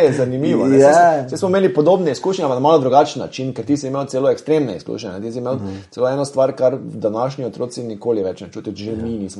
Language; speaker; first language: Slovenian; native; Slovenian